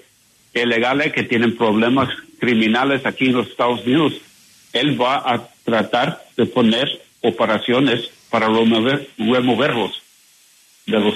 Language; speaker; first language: Spanish; non-native, learner; English